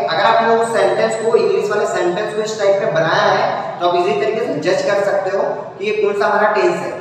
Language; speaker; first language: Hindi; native; Hindi